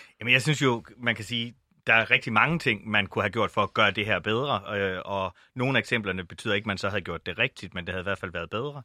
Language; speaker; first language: Danish; native; Danish